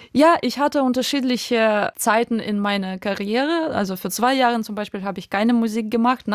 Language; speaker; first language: German; non-native, fluent; Russian